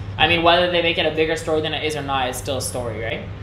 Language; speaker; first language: English; native; English